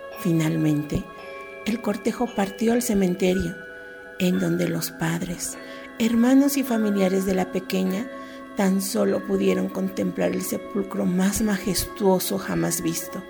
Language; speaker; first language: Spanish; native; Spanish